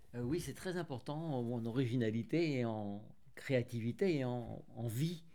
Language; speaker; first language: French; native; French